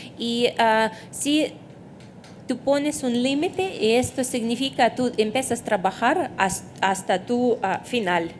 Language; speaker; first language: Spanish; non-native, fluent; Russian